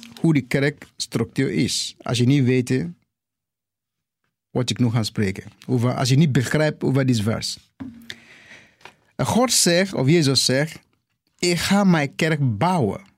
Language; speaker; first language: Dutch; non-native, fluent; English